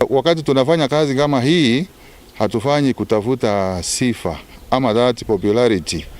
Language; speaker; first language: Swahili; non-native, local second language; Meru